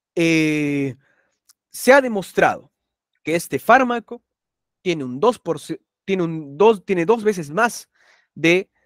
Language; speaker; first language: Spanish; native; Spanish